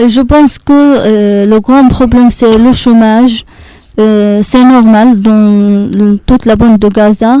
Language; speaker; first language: French; non-native, learner; Arabic